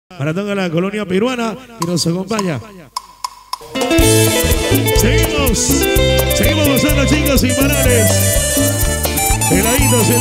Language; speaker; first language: Spanish; native; Spanish